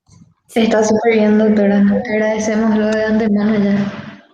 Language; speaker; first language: Spanish; native; Spanish